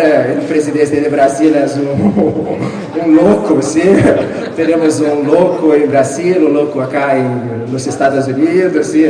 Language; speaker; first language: Spanish; non-native, fluent; Portuguese